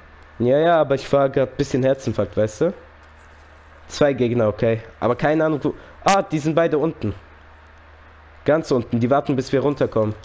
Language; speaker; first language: German; native; German